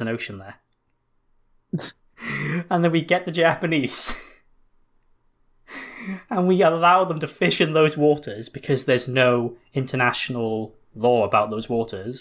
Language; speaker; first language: English; native; English